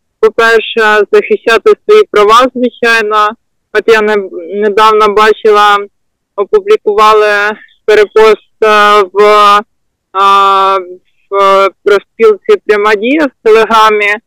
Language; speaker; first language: Ukrainian; native; Ukrainian